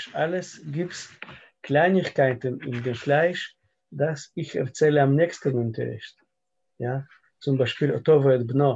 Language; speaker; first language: German; non-native, fluent; Russian